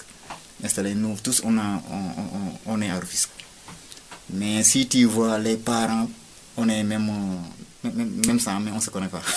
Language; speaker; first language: French; non-native, local second language; Wolof